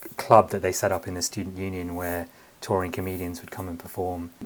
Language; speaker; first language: English; native; English